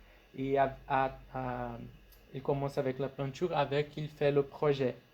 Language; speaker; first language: French; non-native, fluent; Portuguese